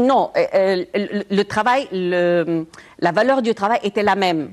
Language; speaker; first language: French; non-native, local second language; Arabic